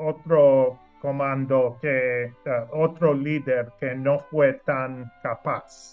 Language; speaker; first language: Spanish; non-native, learner; English